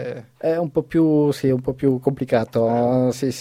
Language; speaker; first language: Italian; non-native, fluent; French